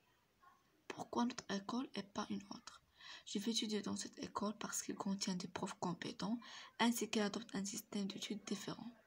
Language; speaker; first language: French; non-native, local second language; Arabic